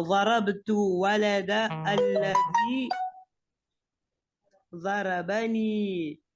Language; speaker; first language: Arabic; non-native, fluent; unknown